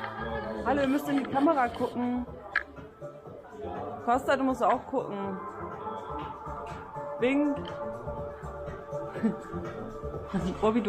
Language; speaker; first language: German; native; German